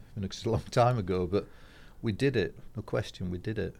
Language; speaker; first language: English; native; English